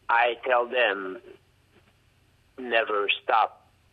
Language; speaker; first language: English; non-native, fluent; Haitian Creole